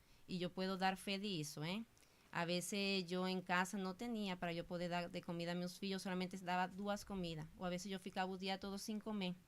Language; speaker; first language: Portuguese; non-native, fluent; Spanish